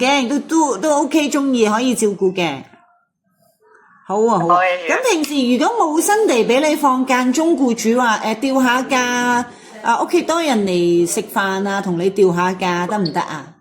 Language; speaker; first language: Cantonese; native; Cantonese